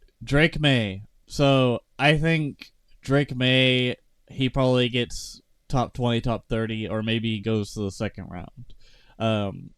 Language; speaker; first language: English; native; English